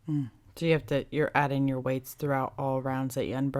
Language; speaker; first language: English; native; English